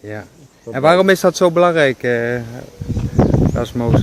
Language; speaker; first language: Dutch; native; Dutch